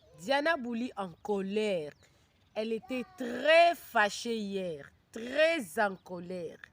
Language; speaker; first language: French; non-native, local second language; Lingala